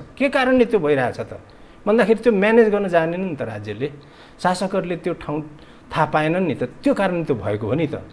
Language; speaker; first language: Nepali; non-native, local second language; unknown